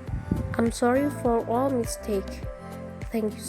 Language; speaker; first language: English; non-native, local second language; Indonesian